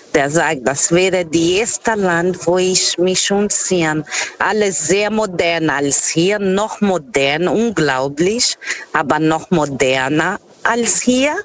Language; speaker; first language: German; non-native, fluent; Portuguese